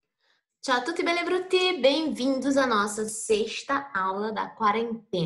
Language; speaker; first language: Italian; non-native, fluent; Portuguese